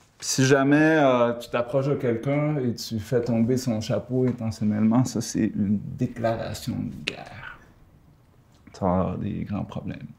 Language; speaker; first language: French; early bilingual, other home language; Spanish